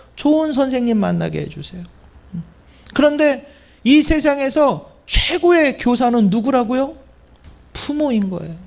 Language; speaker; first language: Korean; native; Korean